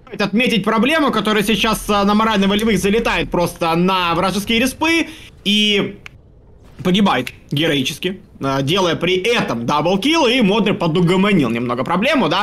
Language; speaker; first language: Russian; native; Russian